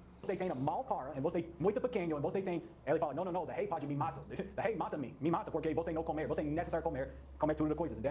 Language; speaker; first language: Portuguese; non-native, learner; English